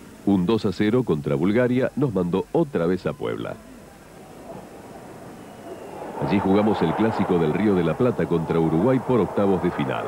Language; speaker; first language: Spanish; native; Spanish